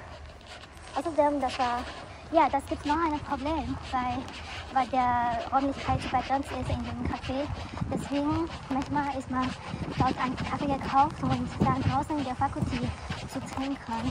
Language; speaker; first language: German; non-native, learner; Chinese